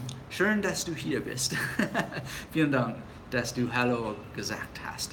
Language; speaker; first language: German; non-native, fluent; English